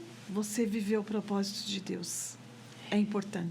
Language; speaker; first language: Portuguese; native; Portuguese